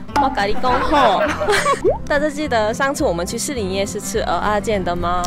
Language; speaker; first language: Chinese; non-native, learner; Korean